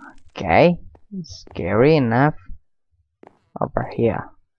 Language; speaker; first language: English; non-native, learner; Indonesian